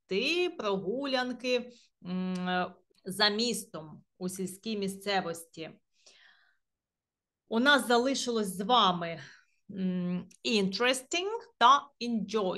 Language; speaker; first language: Ukrainian; native; Ukrainian